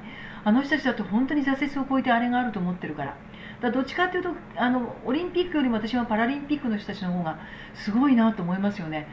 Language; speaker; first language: Japanese; native; Japanese